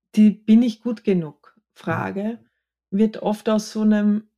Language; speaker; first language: German; native; German